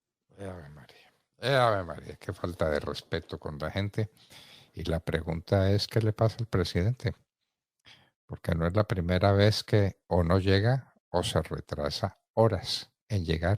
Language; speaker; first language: Spanish; native; Spanish